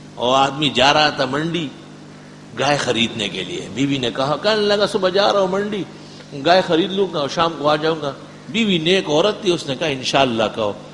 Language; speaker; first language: Urdu; non-native, local second language; Pashto